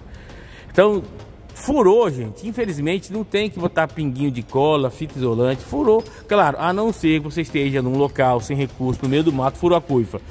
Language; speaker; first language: Portuguese; native; Portuguese